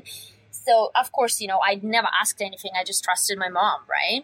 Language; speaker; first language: English; non-native, fluent; Russian